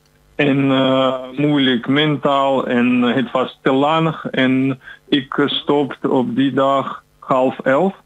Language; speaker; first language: Dutch; non-native, learner; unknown